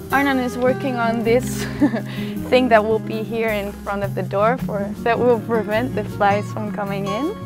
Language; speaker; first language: English; non-native, fluent; Dutch